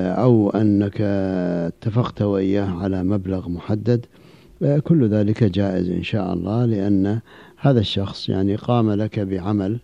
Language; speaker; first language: Arabic; native; Arabic